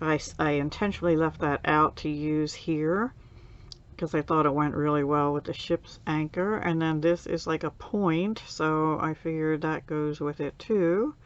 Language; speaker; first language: English; native; English